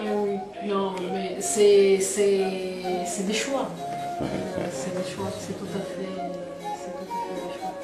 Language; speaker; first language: French; non-native, fluent; Italian